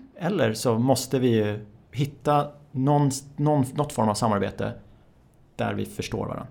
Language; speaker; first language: Swedish; early bilingual, other home language; Persian